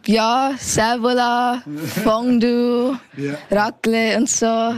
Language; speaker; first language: German; early bilingual, heritage; Thai